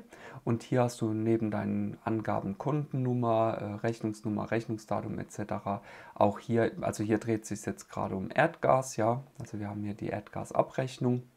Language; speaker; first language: German; native; German